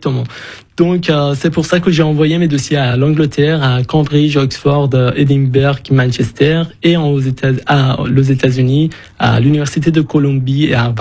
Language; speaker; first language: French; non-native, fluent; Persian